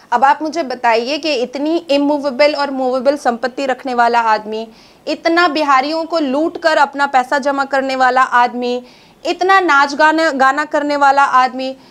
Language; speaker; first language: Hindi; native; Hindi